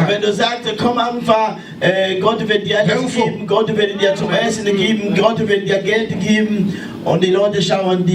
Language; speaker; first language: German; non-native, learner; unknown